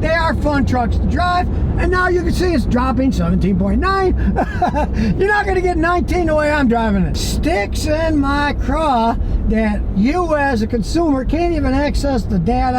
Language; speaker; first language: English; native; English